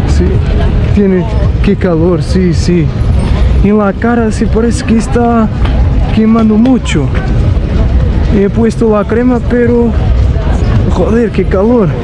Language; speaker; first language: Spanish; non-native, learner; Portuguese